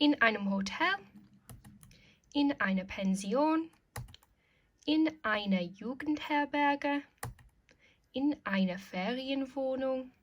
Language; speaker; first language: German; non-native, fluent; English